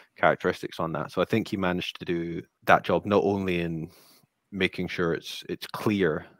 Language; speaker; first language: English; native; English